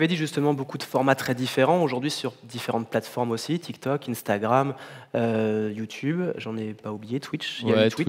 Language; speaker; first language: French; native; French